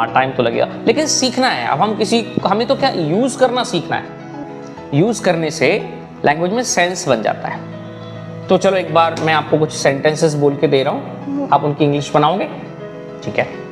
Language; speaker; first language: Hindi; native; Hindi